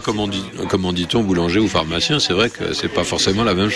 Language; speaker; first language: French; native; French